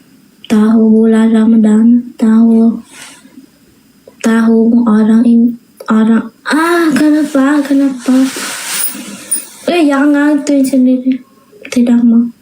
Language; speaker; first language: Indonesian; non-native, learner; Vietnamese